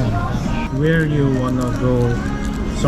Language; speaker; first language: English; non-native, fluent; Korean